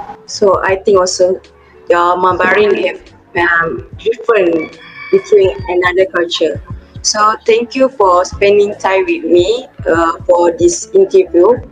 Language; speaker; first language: English; non-native, local second language; Malay